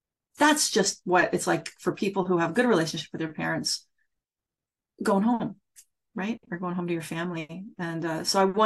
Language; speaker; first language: English; native; English